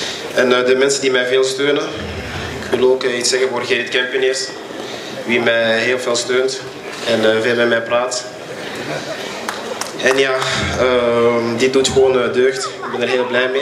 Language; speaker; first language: Dutch; non-native, local second language; French